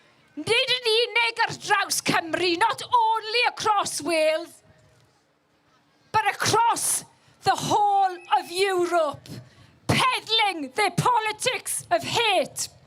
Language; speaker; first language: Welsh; non-native, local second language; English